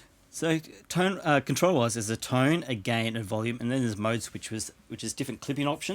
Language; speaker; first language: English; native; English